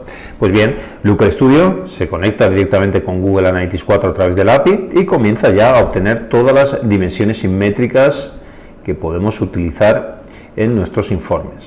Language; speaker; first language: Spanish; native; Spanish